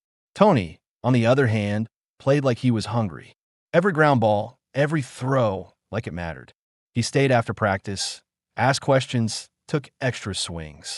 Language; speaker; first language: English; native; English